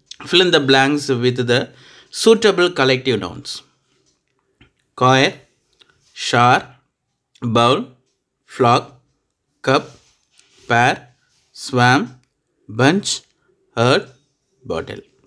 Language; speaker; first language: English; non-native, local second language; Tamil